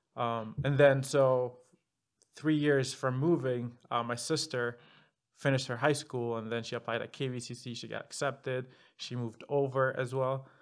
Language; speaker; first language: English; non-native, fluent; Arabic